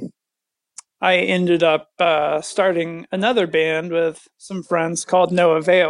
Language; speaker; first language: English; native; English